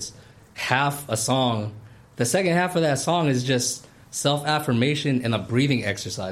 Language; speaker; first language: English; native; English